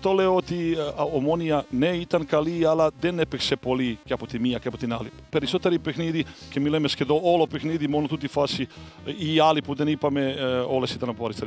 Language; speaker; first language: Greek; non-native, fluent; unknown